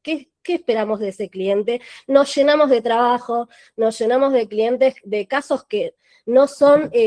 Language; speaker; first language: Spanish; native; Spanish